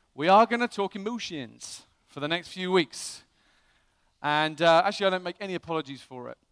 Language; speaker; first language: English; native; English